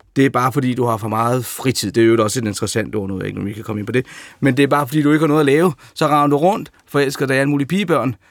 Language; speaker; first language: Danish; native; Danish